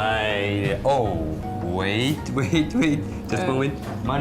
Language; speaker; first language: English; non-native, learner; Japanese